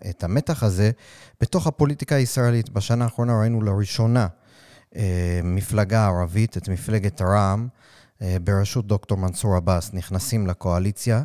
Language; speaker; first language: Hebrew; native; Hebrew